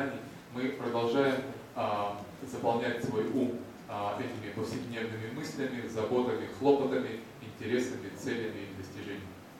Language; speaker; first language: Russian; native; Russian